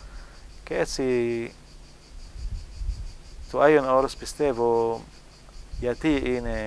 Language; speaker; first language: Greek; non-native, fluent; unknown